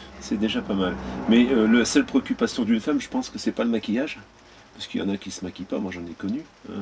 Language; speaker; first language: French; native; French